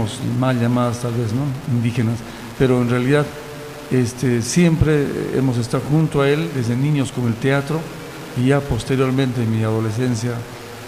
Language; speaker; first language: Spanish; non-native, local second language; Quechua